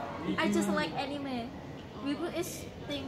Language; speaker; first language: English; non-native, learner; Indonesian